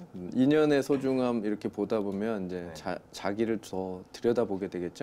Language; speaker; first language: Korean; native; Korean